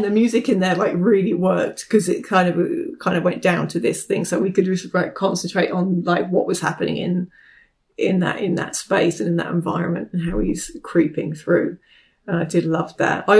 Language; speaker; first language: English; native; English